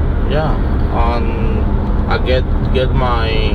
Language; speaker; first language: English; non-native, learner; Spanish